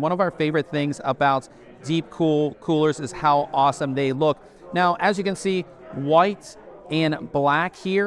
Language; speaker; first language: English; native; English